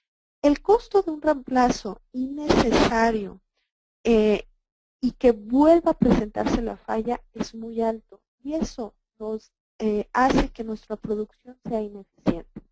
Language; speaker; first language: Spanish; native; Spanish